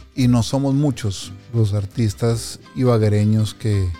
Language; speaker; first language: Spanish; native; Spanish